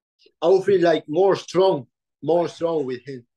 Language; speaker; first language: English; non-native, learner; Spanish